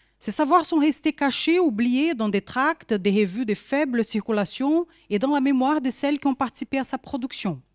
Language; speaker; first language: French; non-native, fluent; Portuguese